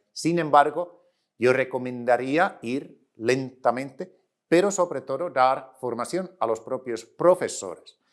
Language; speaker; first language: Spanish; non-native, fluent; Finnish